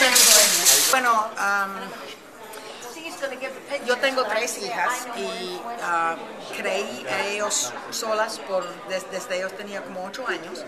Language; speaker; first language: Spanish; early bilingual, heritage; Spanish